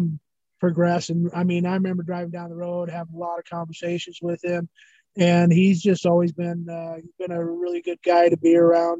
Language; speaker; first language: English; native; English